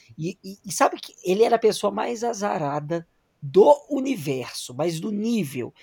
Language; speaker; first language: Portuguese; native; Portuguese